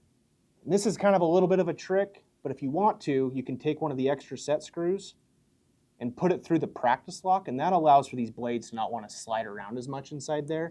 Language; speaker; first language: English; native; English